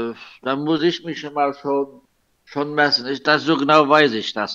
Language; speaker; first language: German; non-native, local second language; Luxembourgish